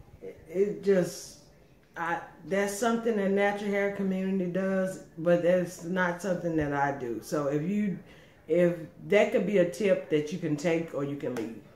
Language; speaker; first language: English; native; English